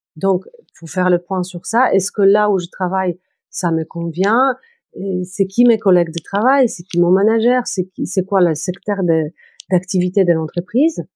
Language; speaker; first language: French; non-native, fluent; Polish